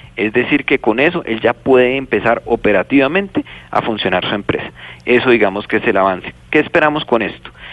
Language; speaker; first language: Spanish; native; Spanish